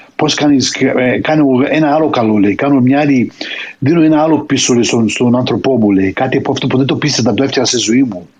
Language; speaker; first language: Greek; early bilingual, heritage; Greek